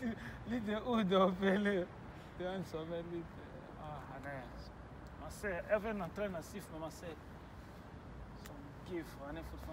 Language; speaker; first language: Swedish; non-native, learner; Lingala